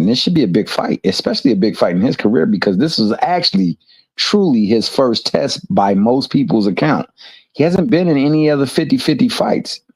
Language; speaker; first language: English; native; English